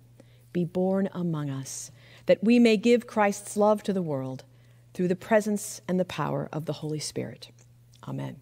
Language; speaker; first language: English; native; English